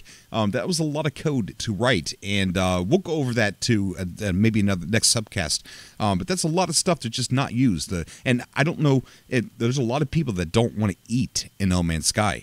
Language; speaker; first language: English; native; English